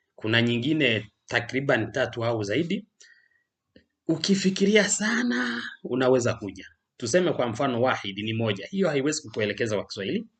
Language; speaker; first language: Swahili; non-native, local second language; Rundi